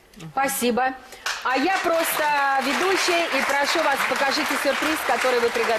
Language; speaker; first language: Russian; native; Russian